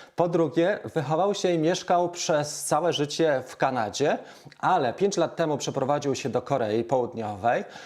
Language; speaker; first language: Polish; native; Polish